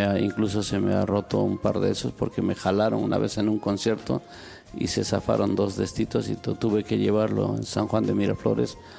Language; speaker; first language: Spanish; non-native, local second language; Quechua